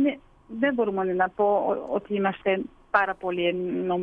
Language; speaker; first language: Greek; early bilingual, heritage; Greek